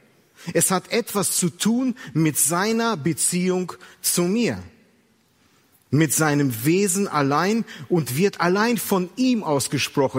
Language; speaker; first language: German; native; German